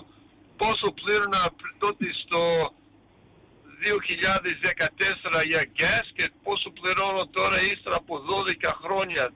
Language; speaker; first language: Greek; early bilingual, heritage; Greek